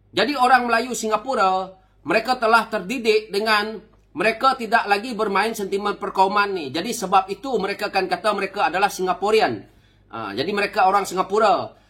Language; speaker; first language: Malay; native; Malay